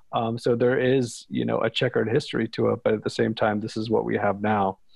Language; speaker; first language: English; native; English